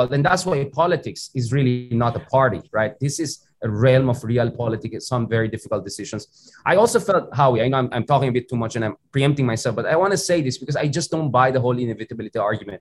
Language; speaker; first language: English; non-native, local second language; Filipino